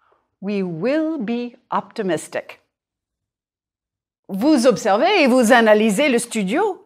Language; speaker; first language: French; native; French